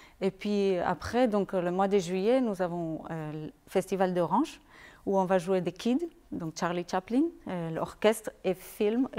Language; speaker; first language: French; non-native, fluent; Spanish